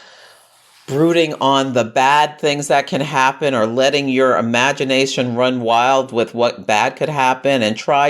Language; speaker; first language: English; native; English